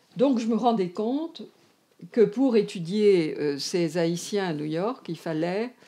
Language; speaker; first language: French; native; French